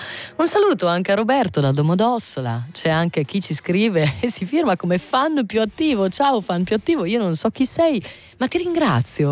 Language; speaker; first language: Italian; native; Italian